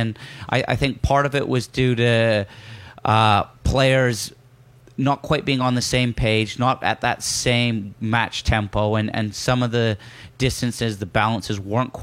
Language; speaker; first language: English; native; English